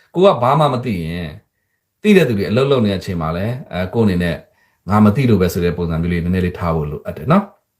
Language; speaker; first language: Burmese; native; Burmese